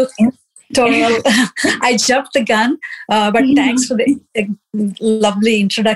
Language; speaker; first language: English; non-native, local second language; Telugu